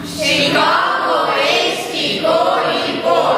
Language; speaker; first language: Estonian; early bilingual, heritage; Estonian